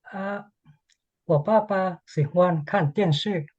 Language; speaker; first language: Chinese; non-native, learner; English